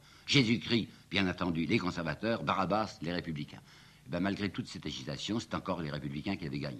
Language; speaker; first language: French; native; French